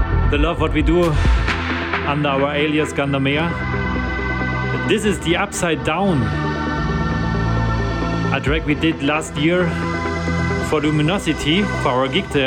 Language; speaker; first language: English; non-native, fluent; German